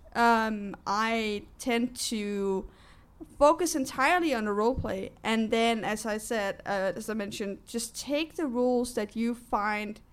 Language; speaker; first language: English; non-native, fluent; Danish